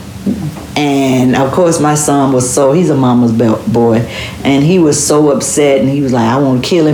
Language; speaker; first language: English; native; English